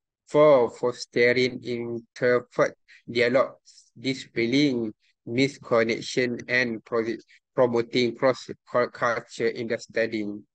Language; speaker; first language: English; non-native, local second language; Malay